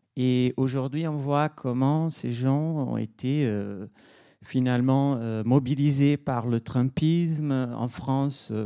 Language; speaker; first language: French; non-native, fluent; Portuguese